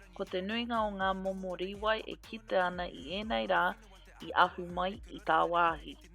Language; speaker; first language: Māori; non-native, local second language; English